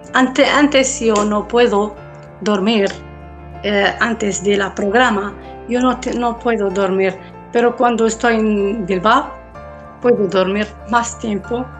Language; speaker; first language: Spanish; non-native, learner; Arabic